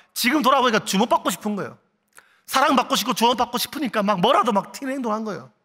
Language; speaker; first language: Korean; native; Korean